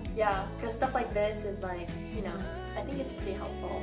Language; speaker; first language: English; early bilingual, other home language; Japanese